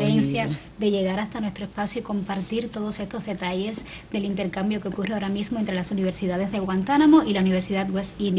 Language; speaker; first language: Spanish; native; Spanish